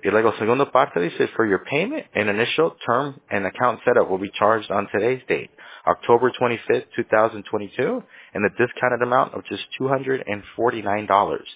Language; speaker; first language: English; early bilingual, other home language; Spanish